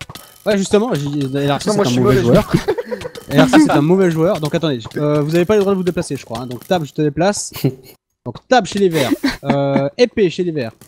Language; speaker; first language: French; native; French